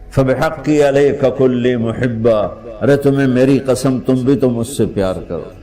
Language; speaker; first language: Urdu; non-native, local second language; Punjabi